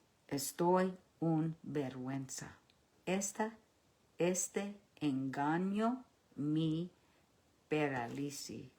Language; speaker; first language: Spanish; early bilingual, heritage; Spanish